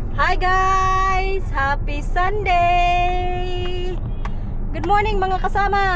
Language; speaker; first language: Filipino; non-native, local second language; Waray